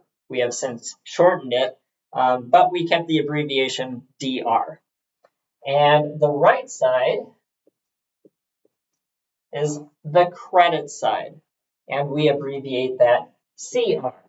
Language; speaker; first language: English; native; English